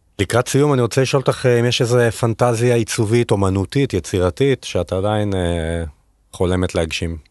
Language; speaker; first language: Hebrew; native; Hebrew